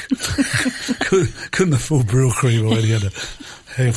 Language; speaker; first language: English; native; English